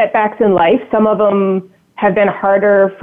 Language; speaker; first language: English; native; English